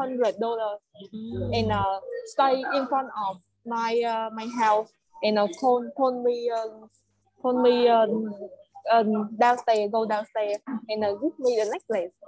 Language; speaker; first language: English; non-native, learner; Vietnamese